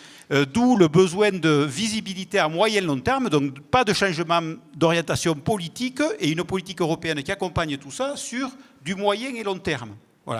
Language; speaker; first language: French; native; French